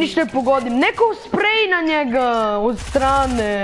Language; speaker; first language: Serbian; early bilingual, heritage; Serbian